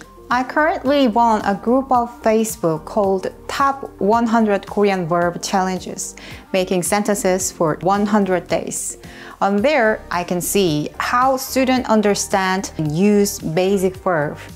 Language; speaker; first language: English; non-native, fluent; Korean